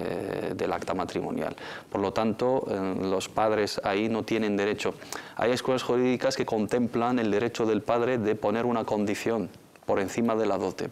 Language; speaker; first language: Spanish; native; Spanish